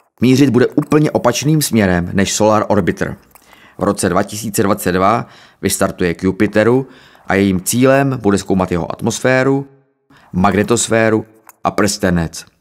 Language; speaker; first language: Czech; native; Czech